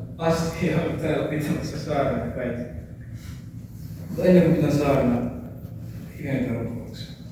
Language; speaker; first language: Finnish; early bilingual, other home language; Kinyarwanda